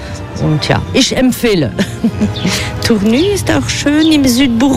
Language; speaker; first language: German; non-native, fluent; French